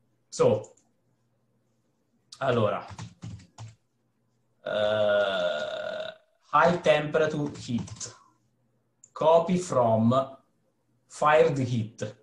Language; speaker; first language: English; non-native, fluent; Italian